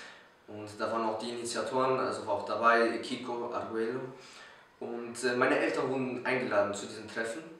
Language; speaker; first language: German; early bilingual, other home language; Polish